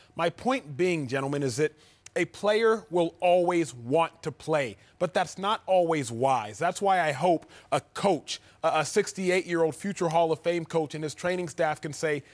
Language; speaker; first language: English; native; English